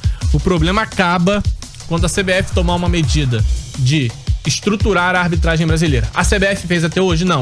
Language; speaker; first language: Portuguese; native; Portuguese